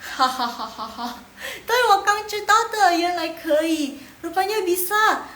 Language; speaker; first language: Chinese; non-native, fluent; Indonesian